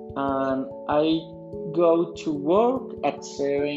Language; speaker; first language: English; non-native, learner; Spanish